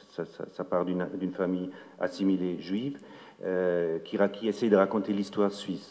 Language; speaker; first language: French; non-native, local second language; German